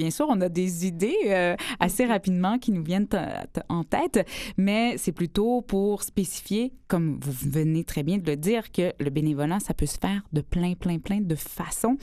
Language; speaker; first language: French; native; French